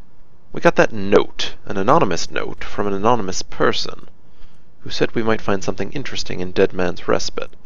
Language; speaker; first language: English; native; English